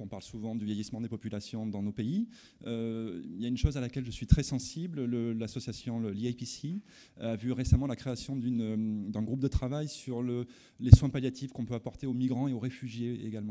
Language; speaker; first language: French; native; French